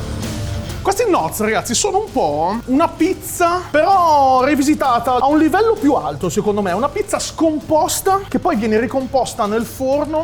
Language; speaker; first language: Italian; native; Italian